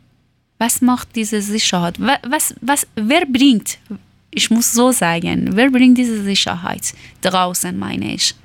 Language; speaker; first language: German; non-native, learner; Persian